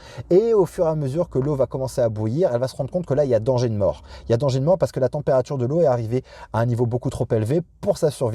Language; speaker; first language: French; native; French